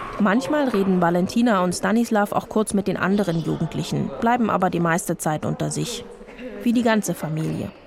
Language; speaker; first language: German; native; German